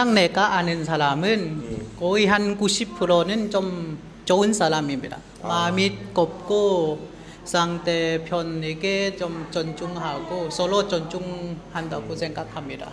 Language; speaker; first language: Korean; non-native, fluent; Lao